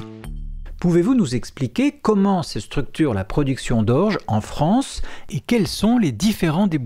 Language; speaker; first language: French; native; French